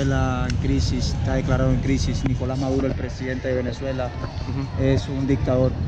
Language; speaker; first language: Spanish; native; Spanish